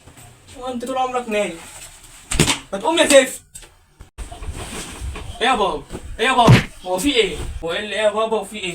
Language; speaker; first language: Arabic; native; Arabic